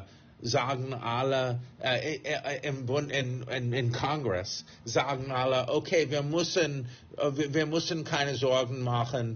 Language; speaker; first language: German; non-native, fluent; English